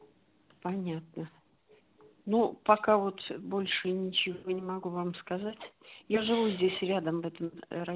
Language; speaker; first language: Russian; native; Russian